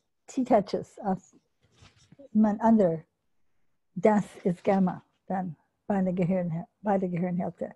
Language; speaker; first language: German; non-native, learner; English